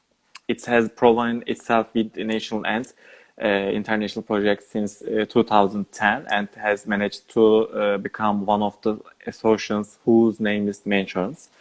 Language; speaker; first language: English; non-native, learner; Turkish